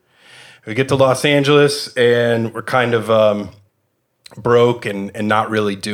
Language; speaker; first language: English; native; English